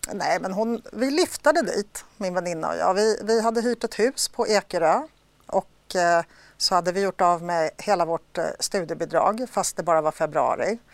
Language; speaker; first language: Swedish; early bilingual, other home language; Polish